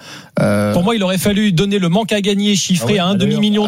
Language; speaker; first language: French; native; French